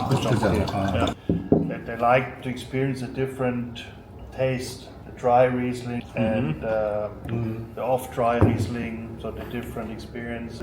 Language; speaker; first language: English; non-native, fluent; German